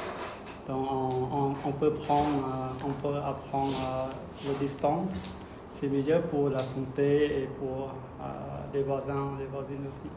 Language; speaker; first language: French; non-native, learner; Khmer